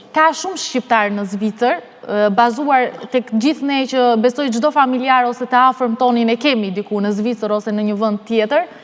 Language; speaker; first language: Albanian; native; Albanian